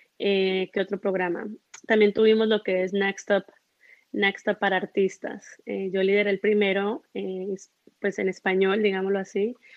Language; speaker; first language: Spanish; early bilingual, heritage; Spanish